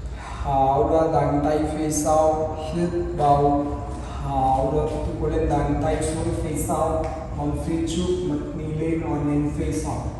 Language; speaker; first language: Vietnamese; non-native, learner; Hindi